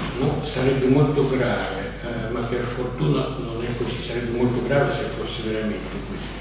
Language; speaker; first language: Italian; non-native, fluent; Russian